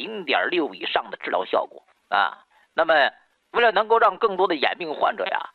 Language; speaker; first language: Chinese; native; Chinese